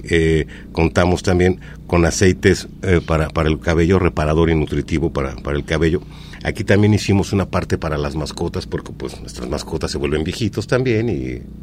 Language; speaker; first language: Spanish; native; Spanish